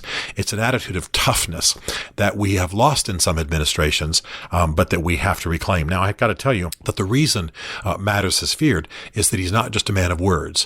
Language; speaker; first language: English; native; English